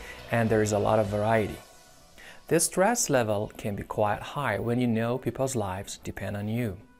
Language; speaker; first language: English; non-native, fluent; Persian